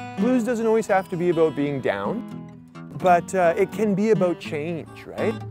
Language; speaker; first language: English; native; English